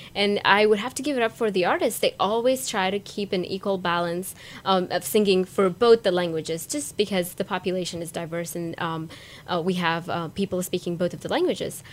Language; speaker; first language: English; early bilingual, other home language; Persian